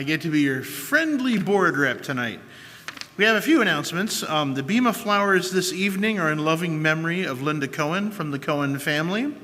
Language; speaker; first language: English; native; English